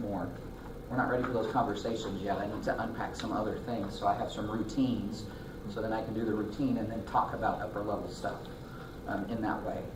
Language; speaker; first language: English; native; English